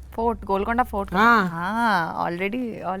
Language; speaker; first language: Telugu; non-native, learner; Bangla